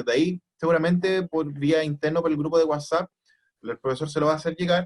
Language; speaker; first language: Spanish; native; Spanish